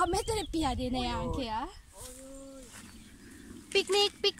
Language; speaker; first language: Italian; non-native, learner; Thai